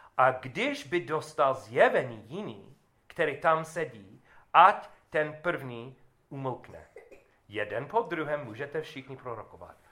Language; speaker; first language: Czech; non-native, learner; English